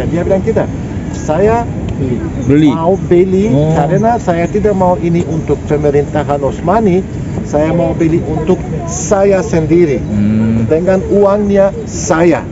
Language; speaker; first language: Indonesian; non-native, learner; Turkish